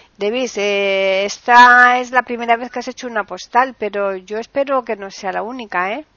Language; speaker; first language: Spanish; native; Spanish